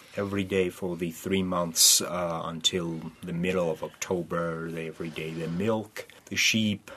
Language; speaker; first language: English; non-native, fluent; Georgian